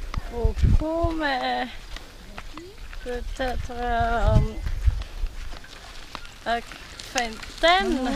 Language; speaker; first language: French; non-native, local second language; Malagasy